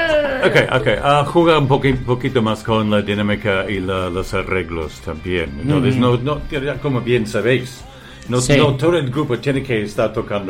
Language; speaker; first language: Spanish; non-native, fluent; English